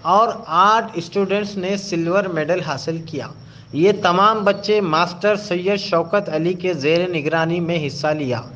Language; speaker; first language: Urdu; native; Urdu